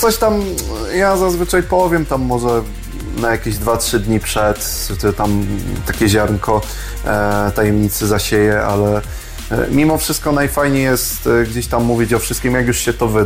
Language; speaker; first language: Polish; native; Polish